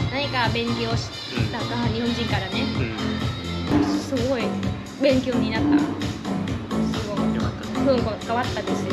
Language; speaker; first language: Japanese; non-native, learner; Vietnamese